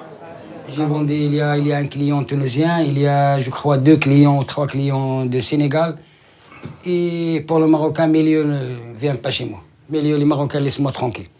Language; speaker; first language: French; non-native, learner; Arabic